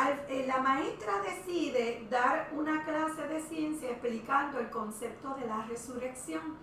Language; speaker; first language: Spanish; native; Spanish